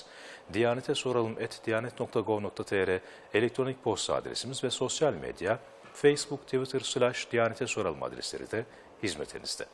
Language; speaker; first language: Turkish; native; Turkish